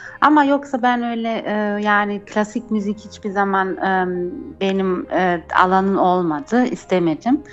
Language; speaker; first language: Turkish; early bilingual, heritage; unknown